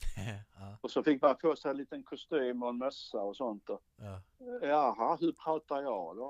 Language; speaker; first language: Swedish; native; Swedish